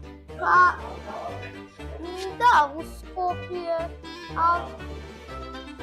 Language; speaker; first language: Macedonian; early bilingual, heritage; Macedonian